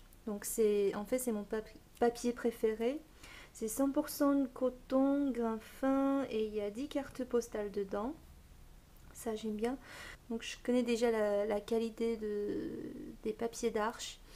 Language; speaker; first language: French; non-native, fluent; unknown